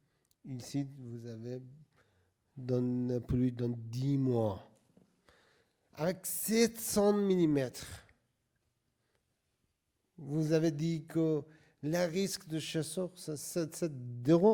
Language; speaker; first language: French; non-native, learner; Persian